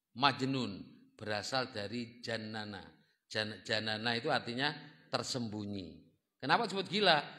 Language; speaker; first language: Indonesian; non-native, local second language; Javanese